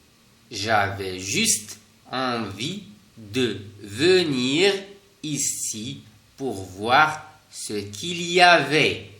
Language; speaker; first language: French; non-native, fluent; Spanish